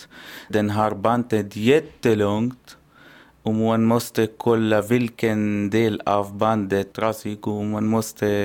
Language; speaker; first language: Swedish; non-native, learner; Arabic